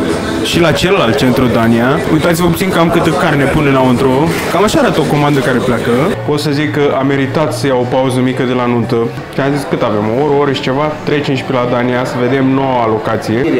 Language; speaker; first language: Romanian; native; Romanian